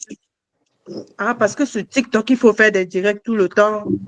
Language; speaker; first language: French; non-native, fluent; German